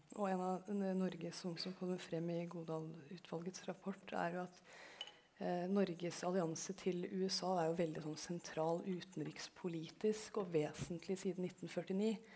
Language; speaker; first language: Norwegian; early bilingual, other home language; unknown